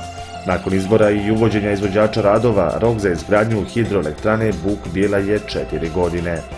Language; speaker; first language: Bosnian; native; Bosnian